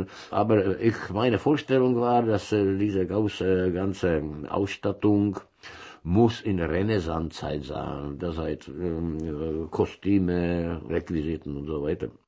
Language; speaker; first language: German; non-native, learner; Czech